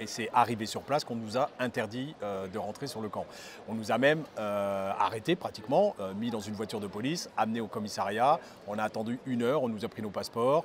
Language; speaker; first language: French; native; French